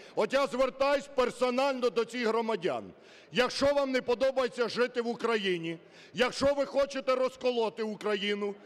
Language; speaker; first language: Ukrainian; native; Ukrainian